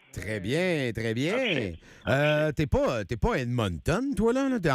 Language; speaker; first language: French; native; French